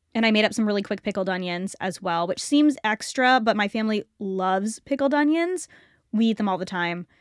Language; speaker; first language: English; native; English